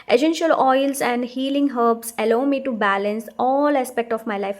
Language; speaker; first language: English; non-native, local second language; Kannada